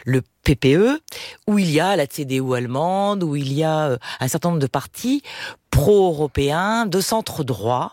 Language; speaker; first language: French; native; French